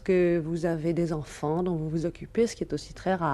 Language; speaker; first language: French; native; French